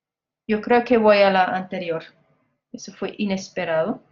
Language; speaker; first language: Spanish; non-native, fluent; English